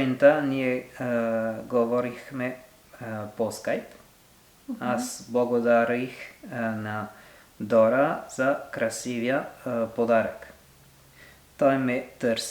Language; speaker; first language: Bulgarian; non-native, learner; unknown